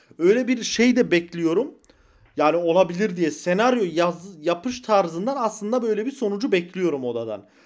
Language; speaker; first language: Turkish; early bilingual, heritage; Turkish